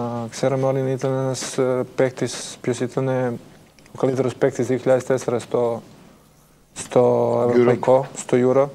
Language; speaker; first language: Greek; non-native, fluent; Serbian